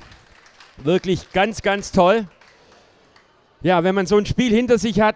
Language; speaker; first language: German; native; German